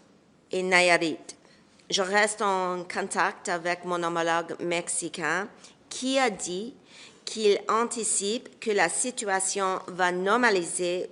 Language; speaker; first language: French; non-native, local second language; English